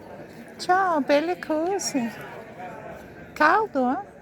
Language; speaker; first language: Italian; non-native, learner; English